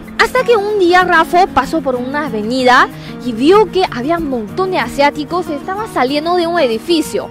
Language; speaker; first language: Spanish; non-native, fluent; Chinese